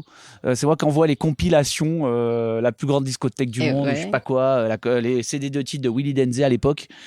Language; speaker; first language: French; native; French